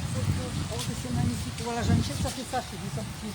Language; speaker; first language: French; native; French